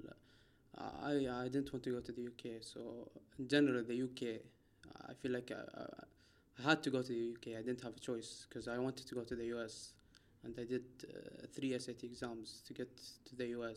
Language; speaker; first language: English; non-native, fluent; Arabic